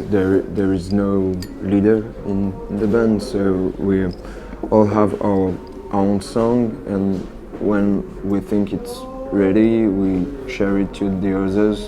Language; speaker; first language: English; non-native, learner; French